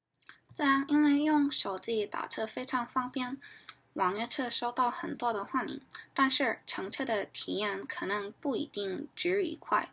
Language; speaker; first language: Chinese; non-native, learner; English